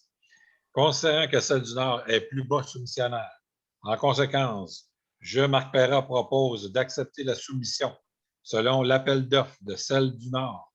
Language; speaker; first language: French; native; French